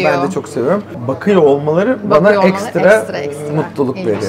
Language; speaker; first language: Turkish; native; Turkish